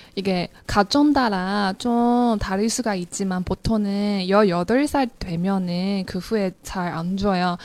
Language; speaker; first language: Korean; non-native, fluent; Chinese